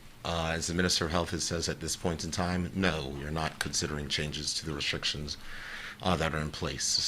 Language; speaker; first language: English; native; English